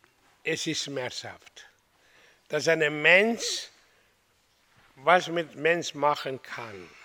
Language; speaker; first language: German; non-native, learner; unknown